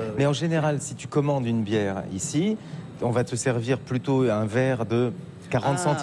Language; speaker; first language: French; native; French